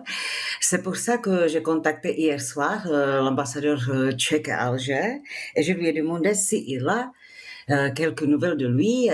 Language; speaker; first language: French; non-native, fluent; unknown